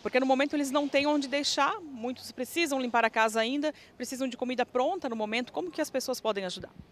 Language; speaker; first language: Portuguese; native; Portuguese